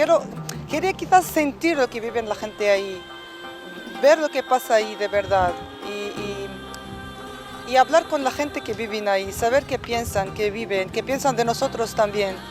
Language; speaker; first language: Spanish; non-native, fluent; Arabic